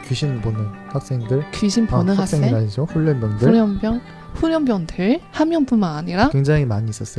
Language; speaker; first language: Korean; non-native, fluent; Chinese